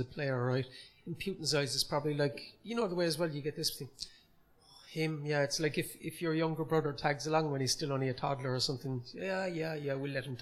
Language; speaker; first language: English; native; English